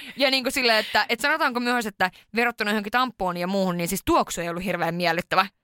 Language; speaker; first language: Finnish; early bilingual, heritage; Finnish